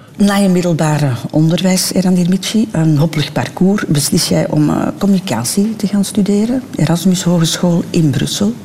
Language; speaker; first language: Dutch; native; Dutch